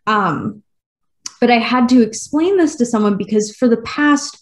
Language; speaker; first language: English; native; English